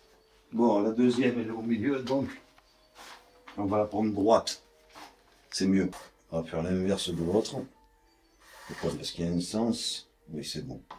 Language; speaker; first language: French; native; French